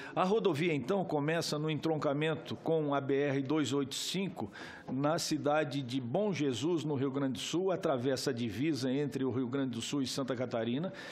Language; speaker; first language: Portuguese; native; Portuguese